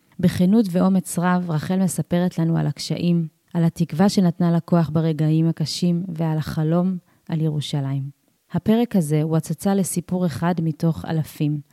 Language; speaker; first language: Hebrew; early bilingual, other home language; Amharic